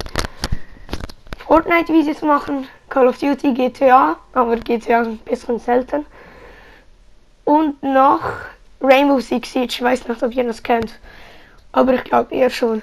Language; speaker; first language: German; early bilingual, other home language; Italian